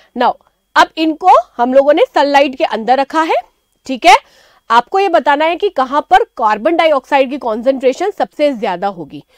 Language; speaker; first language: Hindi; native; Hindi